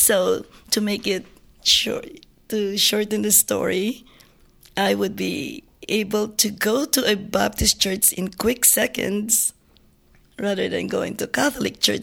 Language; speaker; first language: English; non-native, local second language; Filipino